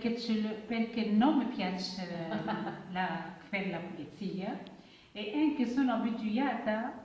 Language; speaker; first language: Italian; non-native, learner; Arabic